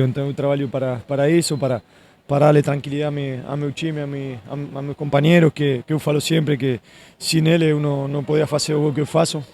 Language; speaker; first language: Portuguese; non-native, fluent; Spanish